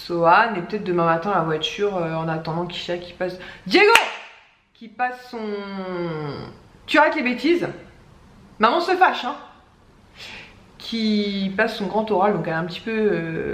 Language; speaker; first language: French; native; French